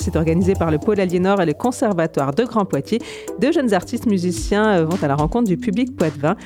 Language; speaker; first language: French; native; French